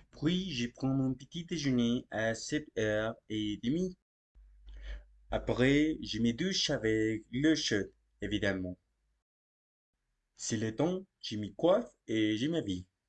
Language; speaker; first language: French; non-native, learner; Spanish